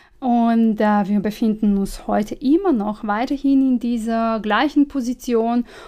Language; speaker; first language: German; non-native, fluent; Serbian